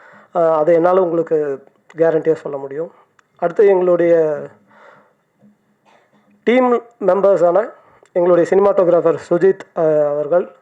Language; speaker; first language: Tamil; native; Tamil